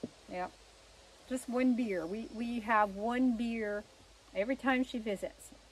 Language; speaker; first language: English; early bilingual, other home language; French